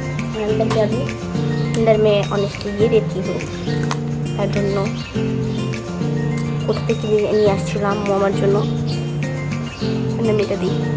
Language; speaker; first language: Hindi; non-native, learner; Bangla